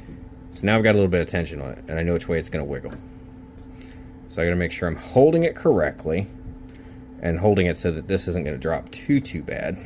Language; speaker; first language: English; native; English